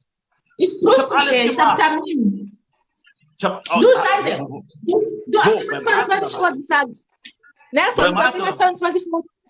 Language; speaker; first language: German; non-native, learner; Swahili